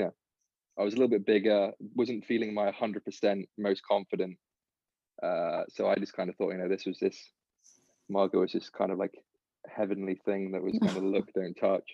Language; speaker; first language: English; native; English